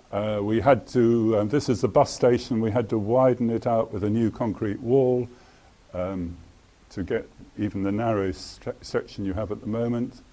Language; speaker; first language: English; native; English